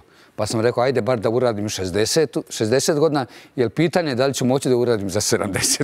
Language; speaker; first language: Bosnian; native; Bosnian